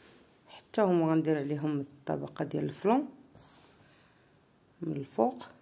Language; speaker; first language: Arabic; native; Arabic